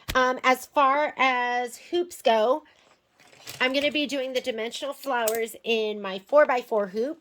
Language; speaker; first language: English; native; English